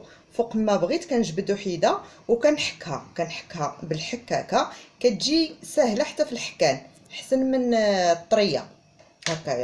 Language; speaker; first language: Arabic; native; Arabic